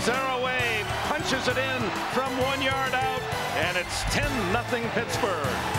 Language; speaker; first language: English; native; English